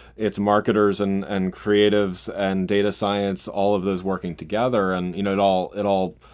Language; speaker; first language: English; native; English